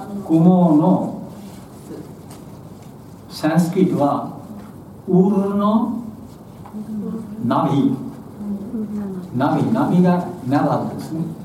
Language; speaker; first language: Japanese; non-native, learner; Bangla